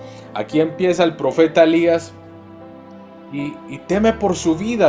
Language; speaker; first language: Spanish; native; Spanish